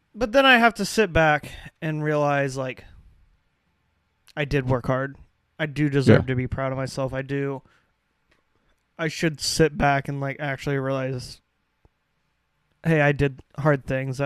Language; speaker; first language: English; native; English